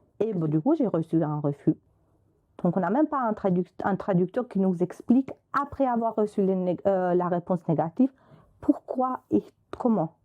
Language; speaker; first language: French; non-native, fluent; Albanian